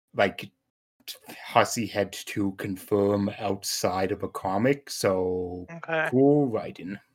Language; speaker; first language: English; native; English